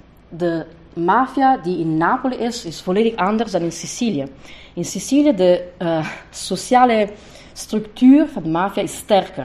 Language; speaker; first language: Dutch; non-native, fluent; Italian